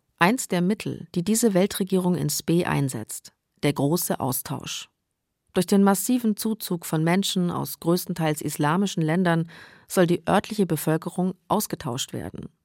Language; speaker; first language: German; native; German